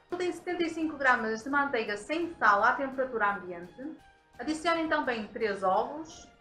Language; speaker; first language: Portuguese; native; Portuguese